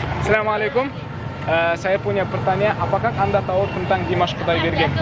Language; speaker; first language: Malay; non-native, learner; Kazakh